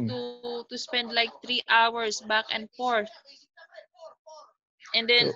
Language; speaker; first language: English; non-native, local second language; Filipino